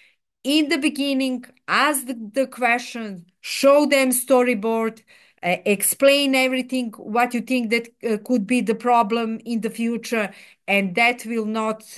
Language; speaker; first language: English; non-native, fluent; Serbian